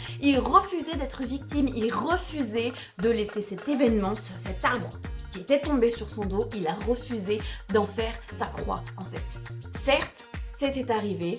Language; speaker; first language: French; native; French